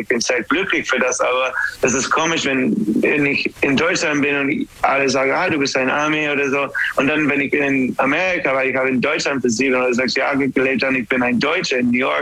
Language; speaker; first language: German; non-native, learner; English